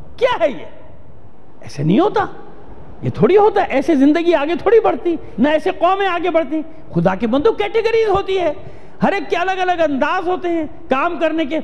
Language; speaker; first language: Urdu; native; Urdu